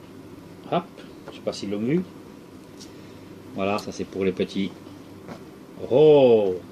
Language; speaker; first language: French; native; French